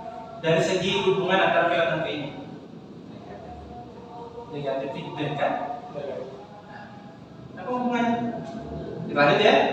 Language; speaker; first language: Indonesian; native; Indonesian